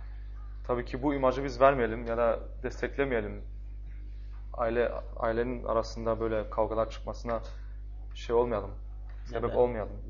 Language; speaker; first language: Turkish; non-native, fluent; German